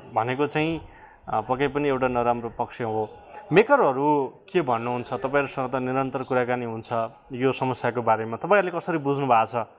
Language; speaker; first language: Nepali; native; Nepali